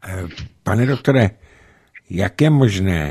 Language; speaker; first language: Czech; native; Czech